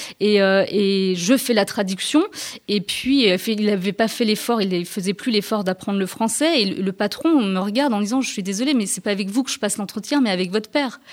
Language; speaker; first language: French; early bilingual, other home language; Turkish